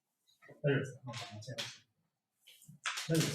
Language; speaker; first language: Japanese; native; Japanese